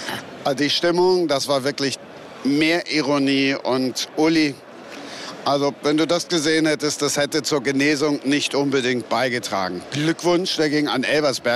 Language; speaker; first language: German; native; German